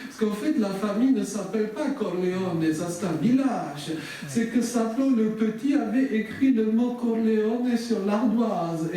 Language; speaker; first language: French; native; French